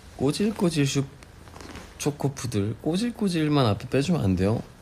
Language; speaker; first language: Korean; native; Korean